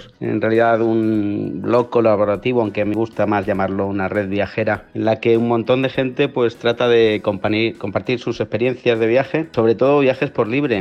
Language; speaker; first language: Spanish; native; Spanish